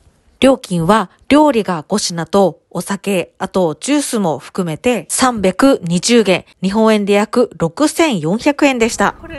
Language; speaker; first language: Japanese; native; Japanese